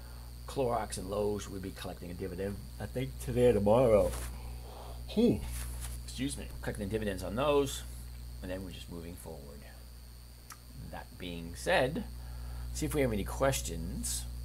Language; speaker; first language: English; native; English